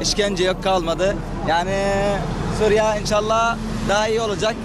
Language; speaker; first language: Turkish; non-native, learner; Arabic